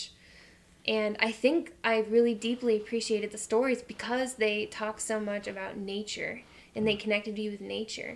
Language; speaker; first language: English; native; English